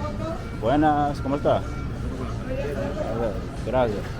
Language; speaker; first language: Spanish; non-native, learner; English